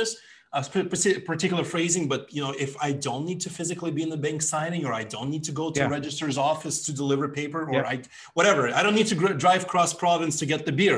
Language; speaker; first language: English; non-native, fluent; Ukrainian